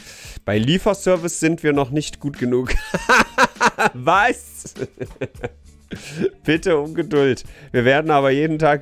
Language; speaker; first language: German; native; German